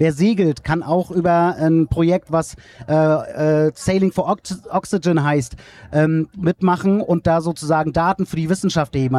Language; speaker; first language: German; native; German